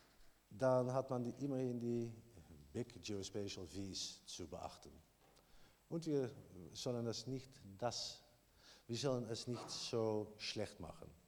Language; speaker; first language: German; non-native, learner; Dutch